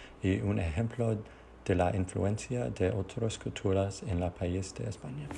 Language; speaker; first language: Spanish; non-native, learner; English